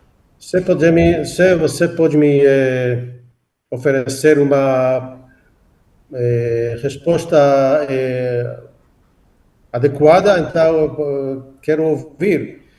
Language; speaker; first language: Portuguese; non-native, fluent; Hebrew